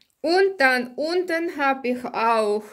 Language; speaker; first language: German; non-native, learner; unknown